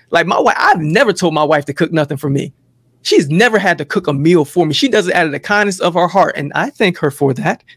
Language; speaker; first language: English; native; English